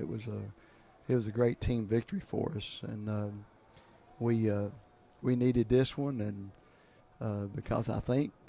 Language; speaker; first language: English; native; English